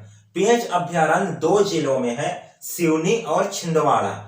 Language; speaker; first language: Hindi; native; Hindi